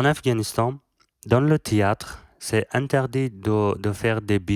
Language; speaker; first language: French; non-native, learner; Persian